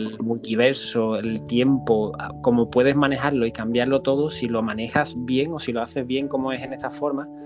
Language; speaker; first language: Spanish; native; Spanish